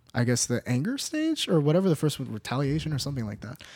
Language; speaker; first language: English; native; English